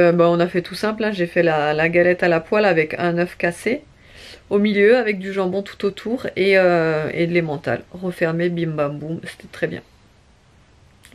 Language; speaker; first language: French; native; French